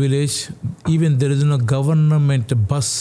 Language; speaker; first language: English; non-native, local second language; Telugu